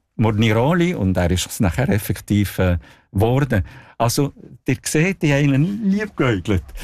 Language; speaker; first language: German; non-native, local second language; Italian